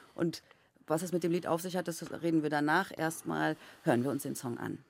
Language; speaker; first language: German; native; German